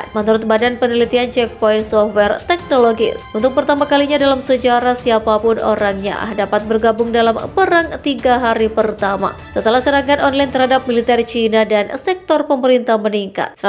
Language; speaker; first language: Indonesian; native; Indonesian